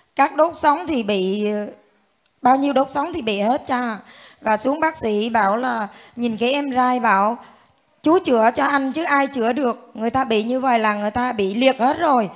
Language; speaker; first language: Vietnamese; native; Vietnamese